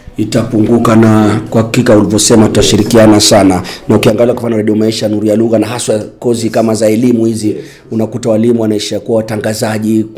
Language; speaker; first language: Swahili; native; Swahili